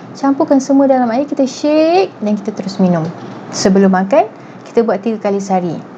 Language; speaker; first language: Malay; native; Malay